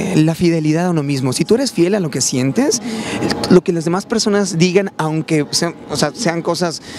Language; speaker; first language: Spanish; native; Spanish